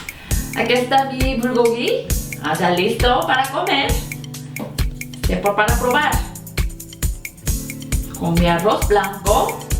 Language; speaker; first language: Spanish; non-native, fluent; Korean